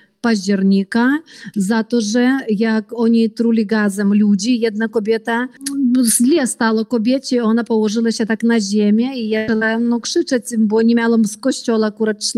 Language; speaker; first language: Polish; early bilingual, heritage; Polish